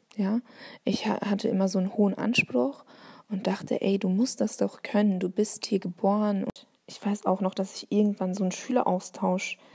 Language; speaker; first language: German; non-native, local second language; Turkish